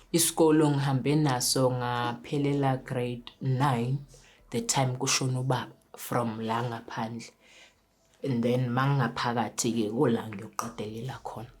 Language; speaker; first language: Zulu; non-native, local second language; Southern Sotho